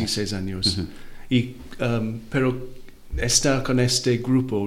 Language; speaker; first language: Spanish; non-native, learner; Welsh